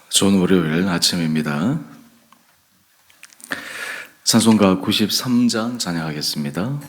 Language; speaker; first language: Korean; native; Korean